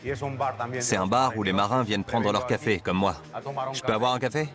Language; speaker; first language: French; non-native, local second language; Arabic